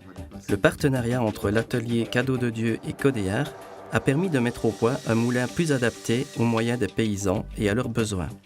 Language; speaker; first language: French; native; French